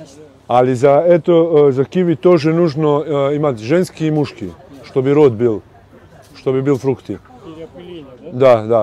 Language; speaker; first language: Russian; non-native, learner; Serbian